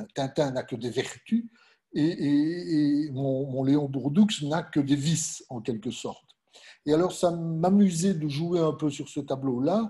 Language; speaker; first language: French; native; French